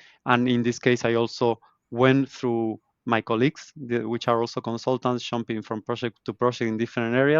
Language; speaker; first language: English; non-native, fluent; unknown